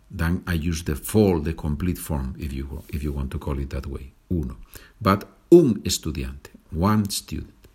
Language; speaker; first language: English; non-native, fluent; Spanish